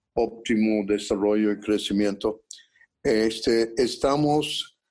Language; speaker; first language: Spanish; early bilingual, heritage; Spanish